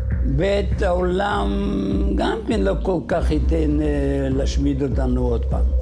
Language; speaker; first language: Hebrew; non-native, fluent; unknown